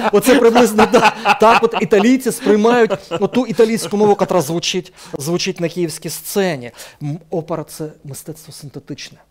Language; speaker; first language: Ukrainian; native; Ukrainian